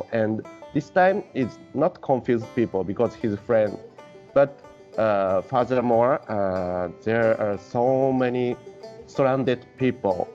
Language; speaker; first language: English; non-native, fluent; Japanese